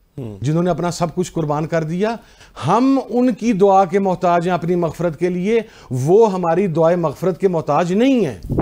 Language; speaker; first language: Urdu; non-native, local second language; Punjabi